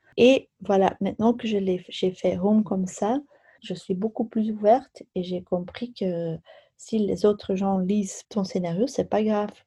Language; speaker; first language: French; non-native, local second language; Dutch